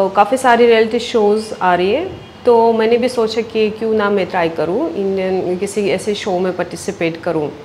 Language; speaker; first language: Hindi; non-native, fluent; Russian